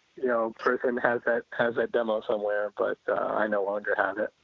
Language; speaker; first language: English; native; English